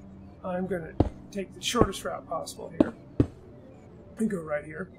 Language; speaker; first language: English; native; English